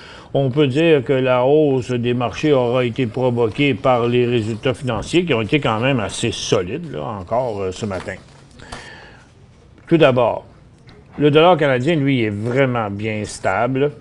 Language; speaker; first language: French; native; French